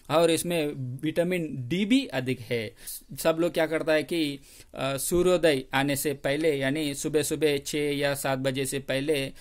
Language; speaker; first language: Hindi; non-native, local second language; Telugu